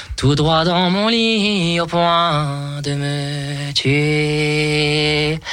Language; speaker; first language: French; native; French